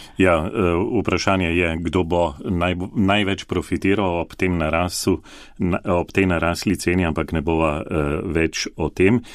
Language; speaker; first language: Slovenian; native; Slovenian